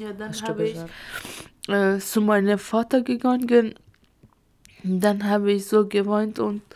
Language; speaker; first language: German; non-native, learner; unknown